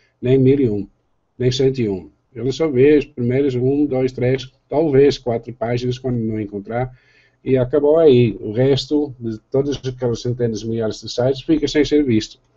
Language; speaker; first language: Portuguese; non-native, fluent; Dutch